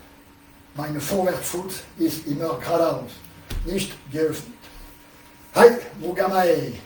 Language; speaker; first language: German; non-native, learner; French